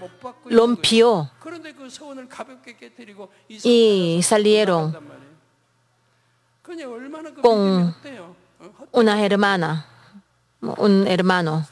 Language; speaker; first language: Spanish; non-native, fluent; Korean